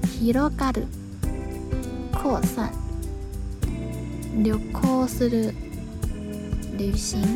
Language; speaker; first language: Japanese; non-native, learner; Chinese